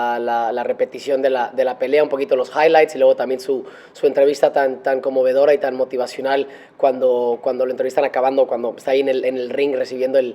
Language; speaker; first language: Spanish; native; Spanish